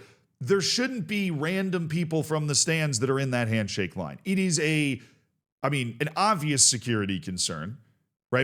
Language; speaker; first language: English; native; English